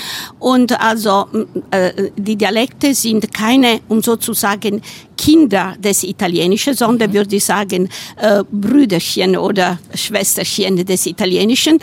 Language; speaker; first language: German; non-native, fluent; Italian